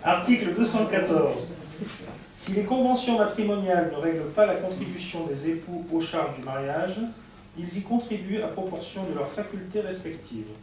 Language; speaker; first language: French; native; French